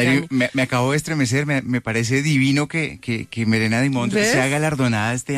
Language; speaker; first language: Spanish; native; Spanish